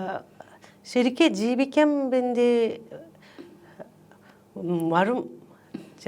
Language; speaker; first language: Malayalam; non-native, learner; Japanese